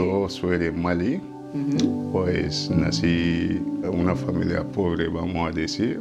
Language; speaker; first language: Spanish; non-native, fluent; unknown